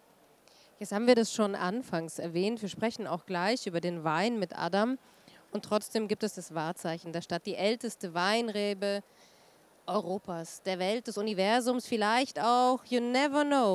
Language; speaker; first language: German; native; German